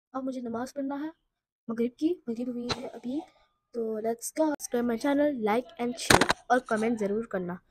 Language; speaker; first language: Hindi; non-native, local second language; Urdu